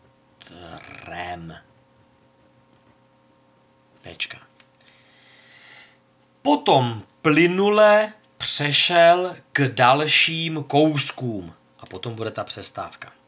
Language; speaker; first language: Czech; native; Czech